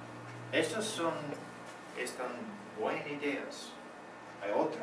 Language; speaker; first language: Spanish; non-native, learner; English